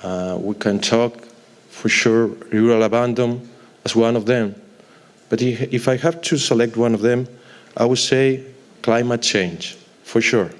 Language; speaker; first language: English; non-native, fluent; Galician